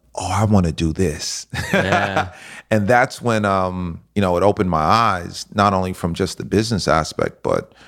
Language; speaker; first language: English; native; English